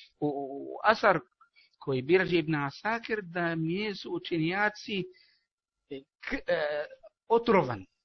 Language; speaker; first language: Bosnian; non-native, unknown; Arabic